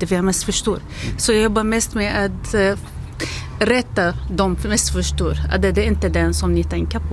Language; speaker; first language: Swedish; non-native, learner; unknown